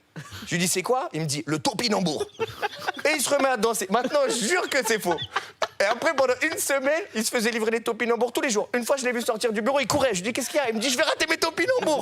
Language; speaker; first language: French; native; French